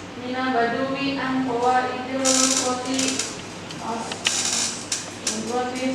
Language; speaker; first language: Arabic; non-native, learner; Indonesian